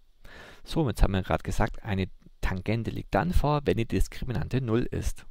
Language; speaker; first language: German; native; German